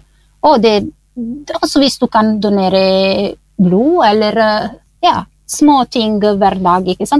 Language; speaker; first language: Norwegian; non-native, fluent; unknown